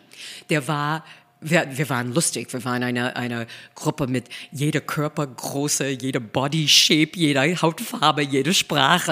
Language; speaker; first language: German; non-native, fluent; English